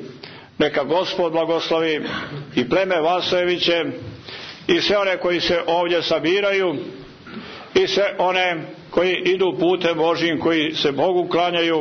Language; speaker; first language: Croatian; native; Croatian